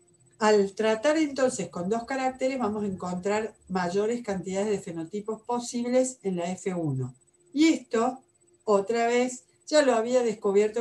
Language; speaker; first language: Spanish; native; Spanish